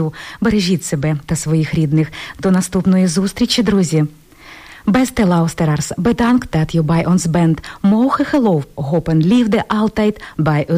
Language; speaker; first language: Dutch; non-native, learner; Ukrainian